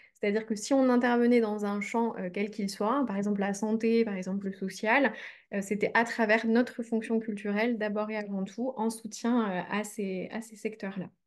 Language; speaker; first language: French; native; French